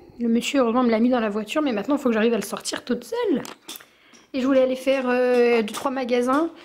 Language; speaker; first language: French; native; French